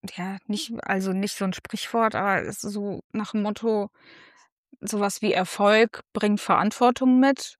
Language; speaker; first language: German; early bilingual, other home language; Russian